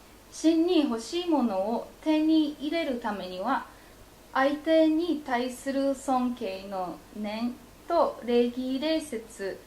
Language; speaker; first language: Japanese; non-native, fluent; Polish